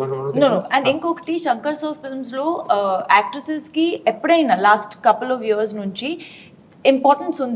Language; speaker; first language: Telugu; non-native, fluent; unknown